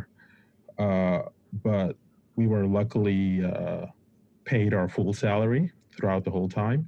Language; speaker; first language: English; non-native, fluent; Papiamento